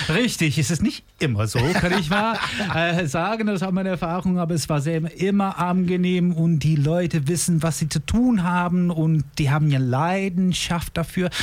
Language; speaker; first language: German; non-native, fluent; English